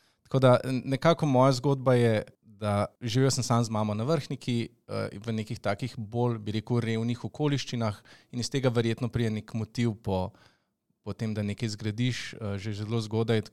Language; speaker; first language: Slovenian; native; Slovenian